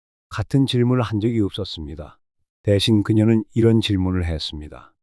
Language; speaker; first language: Korean; native; Korean